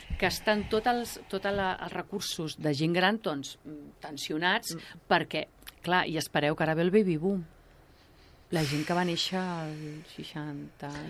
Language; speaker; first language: Catalan; native; Catalan